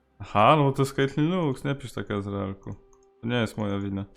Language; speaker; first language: Polish; native; Polish